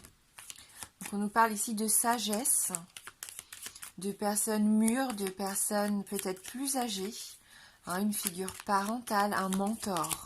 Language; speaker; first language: French; native; French